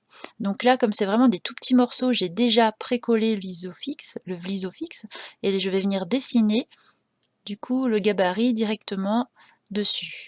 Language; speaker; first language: French; native; French